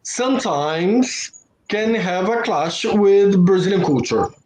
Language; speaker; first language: English; non-native, fluent; Portuguese